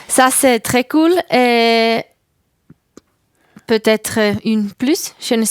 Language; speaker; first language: French; non-native, learner; German